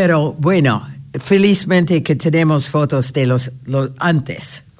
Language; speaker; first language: Spanish; non-native, fluent; English